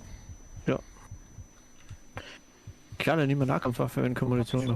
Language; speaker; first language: German; native; German